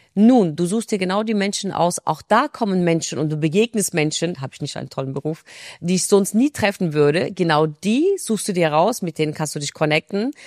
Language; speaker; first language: German; non-native, fluent; Turkish